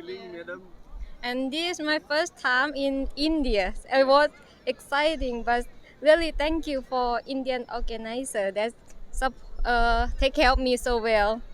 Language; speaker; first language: English; non-native, learner; Thai